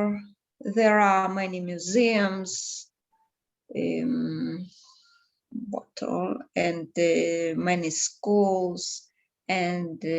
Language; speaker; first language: English; non-native, learner; Russian